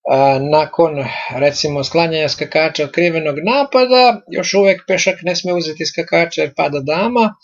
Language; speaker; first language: Serbian; native; Serbian